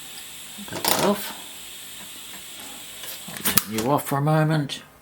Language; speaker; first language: English; native; English